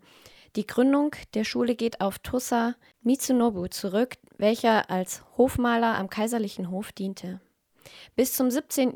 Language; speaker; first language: German; native; German